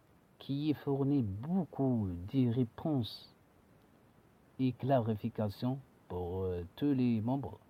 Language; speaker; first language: French; non-native, learner; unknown